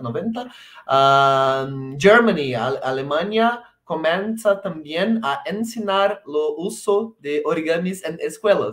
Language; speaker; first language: Spanish; non-native, local second language; Portuguese